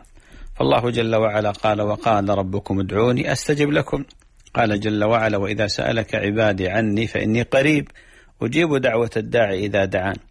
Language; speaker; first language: Arabic; native; Arabic